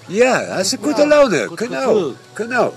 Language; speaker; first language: German; non-native, fluent; Dutch